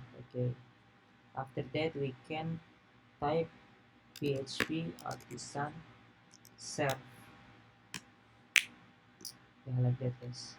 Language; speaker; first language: English; non-native, learner; Indonesian